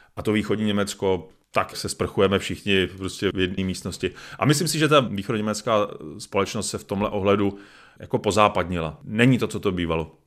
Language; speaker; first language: Czech; native; Czech